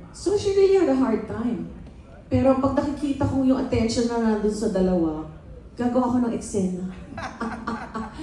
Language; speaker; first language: Filipino; native; Filipino